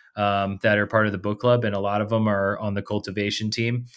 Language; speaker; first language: English; native; English